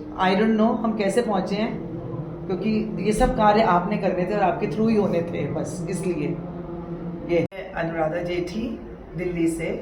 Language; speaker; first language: Hindi; native; Hindi